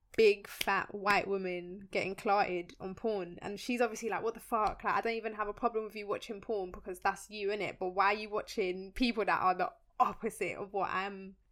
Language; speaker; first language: English; early bilingual, other home language; Spanish